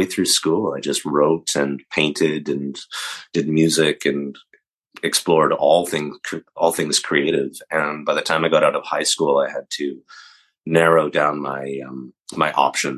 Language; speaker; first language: English; native; English